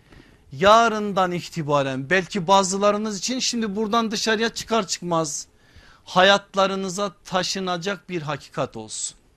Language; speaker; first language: Turkish; native; Turkish